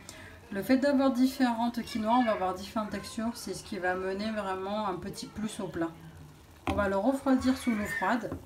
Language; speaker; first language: French; native; French